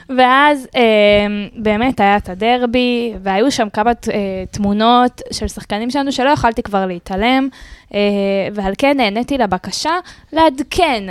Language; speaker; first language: Hebrew; native; Hebrew